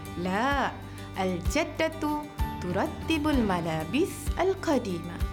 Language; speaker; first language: Arabic; non-native, fluent; Malay